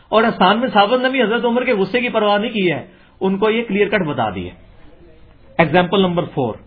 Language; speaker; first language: Urdu; non-native, local second language; Punjabi